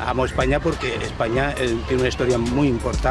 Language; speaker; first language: Spanish; native; Spanish